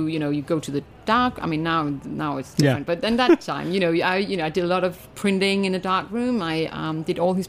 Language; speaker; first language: English; non-native, fluent; Danish